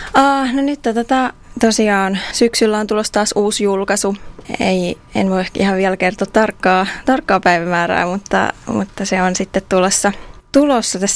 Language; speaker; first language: Finnish; native; Finnish